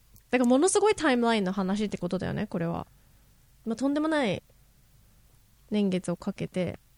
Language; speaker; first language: Japanese; native; Japanese